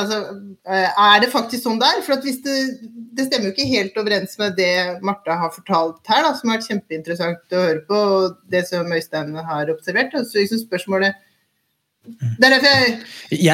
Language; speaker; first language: Norwegian; native; Norwegian